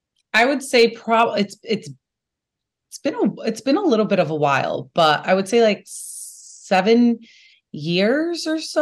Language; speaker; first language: English; native; English